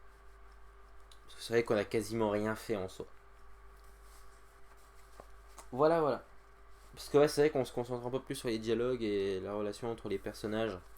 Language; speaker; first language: French; native; French